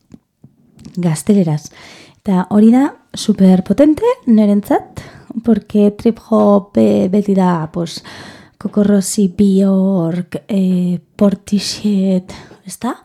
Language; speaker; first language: Basque; non-native, learner; Spanish